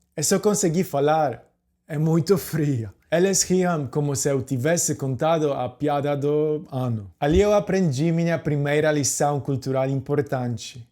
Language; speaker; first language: Portuguese; non-native, fluent; Polish